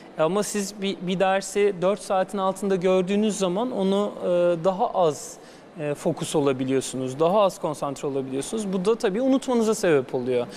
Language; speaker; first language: Turkish; native; Turkish